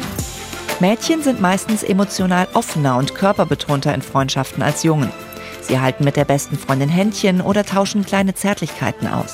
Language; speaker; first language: German; native; German